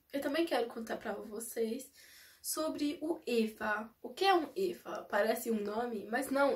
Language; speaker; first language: Portuguese; early bilingual, heritage; Portuguese